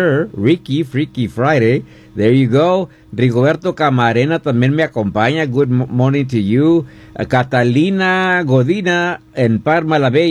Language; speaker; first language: Spanish; early bilingual, heritage; Spanish